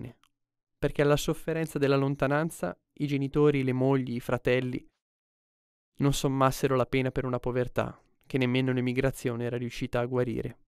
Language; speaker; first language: Italian; native; Italian